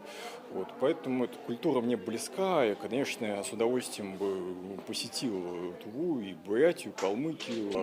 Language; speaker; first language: Russian; native; Russian